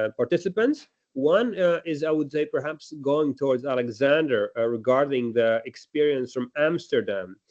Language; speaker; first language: English; non-native, fluent; Latvian